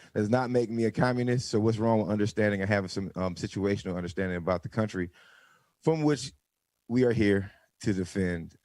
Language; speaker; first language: English; native; English